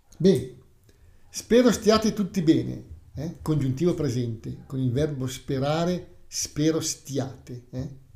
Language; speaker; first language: Italian; native; Italian